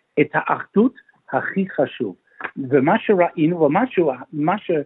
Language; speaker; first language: Hebrew; non-native, fluent; English